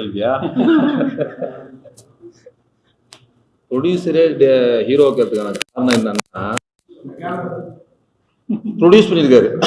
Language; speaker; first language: Tamil; native; Tamil